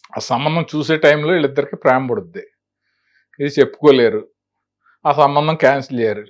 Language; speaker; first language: Telugu; native; Telugu